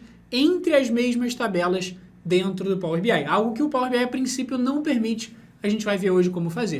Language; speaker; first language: Portuguese; native; Portuguese